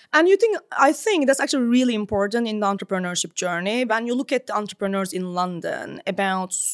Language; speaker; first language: English; non-native, fluent; Turkish